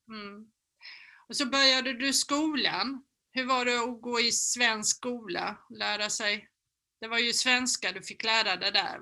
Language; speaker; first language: Swedish; native; Swedish